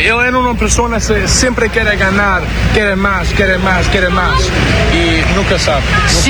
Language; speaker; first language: Spanish; non-native, learner; Portuguese